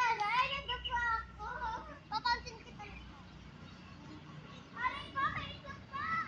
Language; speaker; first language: Filipino; non-native, local second language; Cebuano